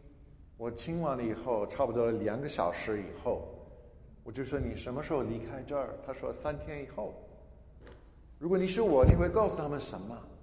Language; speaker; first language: Chinese; non-native, fluent; English